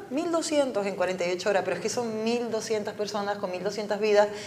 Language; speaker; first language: Spanish; native; Spanish